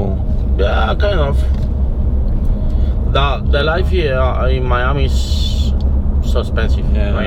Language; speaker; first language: English; non-native, learner; Spanish